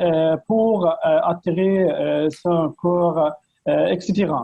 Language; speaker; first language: French; non-native, fluent; Arabic